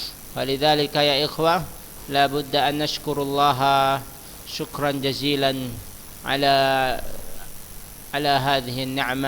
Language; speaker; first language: Arabic; non-native, fluent; Indonesian